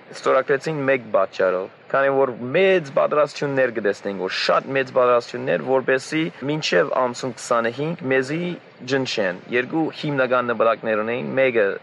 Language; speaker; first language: Armenian; non-native, fluent; English